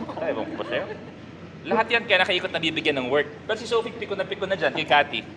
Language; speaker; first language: Filipino; native; Filipino